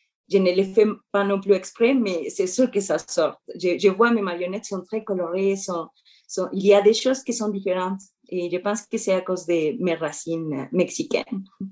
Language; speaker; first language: French; non-native, fluent; Spanish